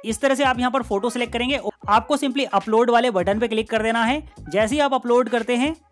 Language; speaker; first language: Hindi; native; Hindi